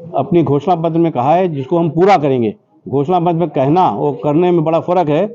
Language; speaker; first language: Hindi; native; Hindi